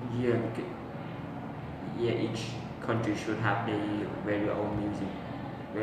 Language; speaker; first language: English; non-native, learner; Vietnamese